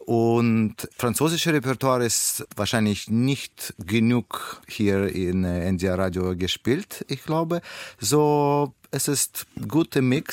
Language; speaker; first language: German; non-native, learner; Russian